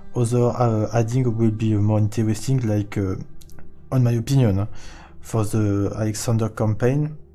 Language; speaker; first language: English; non-native, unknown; French